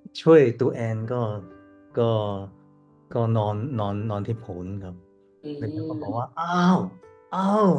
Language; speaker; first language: Thai; non-native, learner; Cantonese